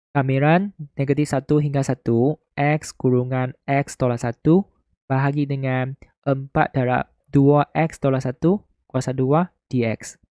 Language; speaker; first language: Malay; non-native, local second language; Chinese